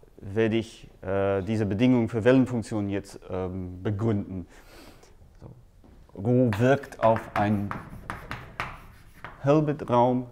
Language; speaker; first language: German; non-native, fluent; English